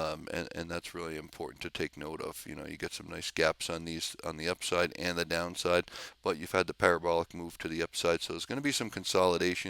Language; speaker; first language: English; native; English